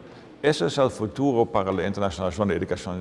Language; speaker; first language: Spanish; non-native, fluent; Dutch